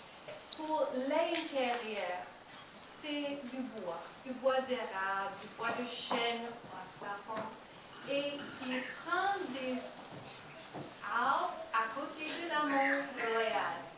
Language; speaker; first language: French; non-native, learner; English